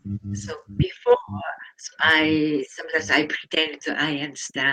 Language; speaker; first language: English; non-native, learner; Japanese